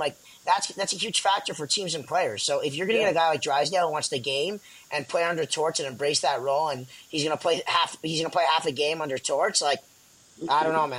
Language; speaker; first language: English; native; English